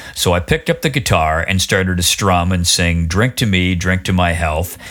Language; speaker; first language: English; native; English